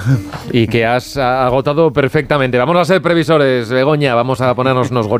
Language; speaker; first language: Spanish; native; Spanish